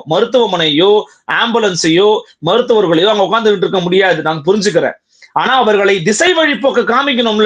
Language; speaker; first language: Tamil; native; Tamil